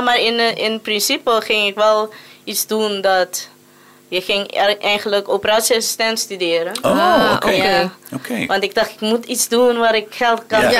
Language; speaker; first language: Dutch; non-native, local second language; Papiamento